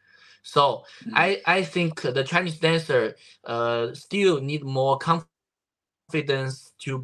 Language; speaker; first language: English; non-native, learner; Chinese